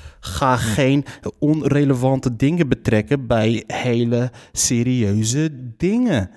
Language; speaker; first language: Dutch; early bilingual, other home language; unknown